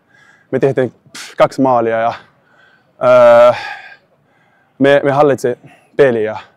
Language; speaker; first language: Finnish; non-native, learner; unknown